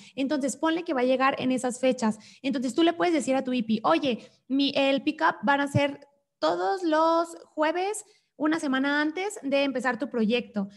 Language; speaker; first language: Spanish; native; Spanish